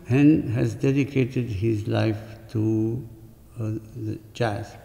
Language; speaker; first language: English; non-native, fluent; Spanish